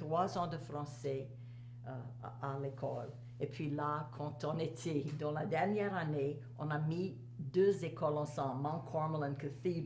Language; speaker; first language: French; native; French